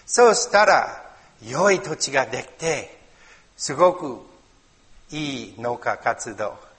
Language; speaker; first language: Japanese; non-native, learner; English